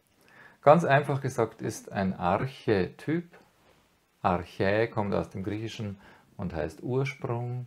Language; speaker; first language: German; native; German